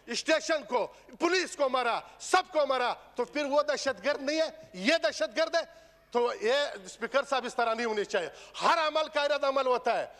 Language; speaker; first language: Urdu; non-native, local second language; Pashto